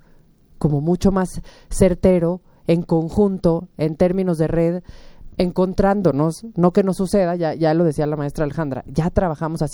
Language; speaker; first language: Spanish; native; Spanish